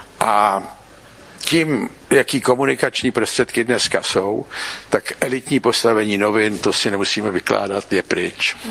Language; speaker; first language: Czech; native; Czech